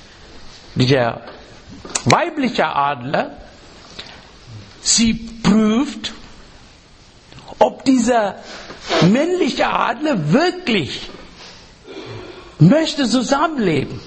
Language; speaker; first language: German; non-native, fluent; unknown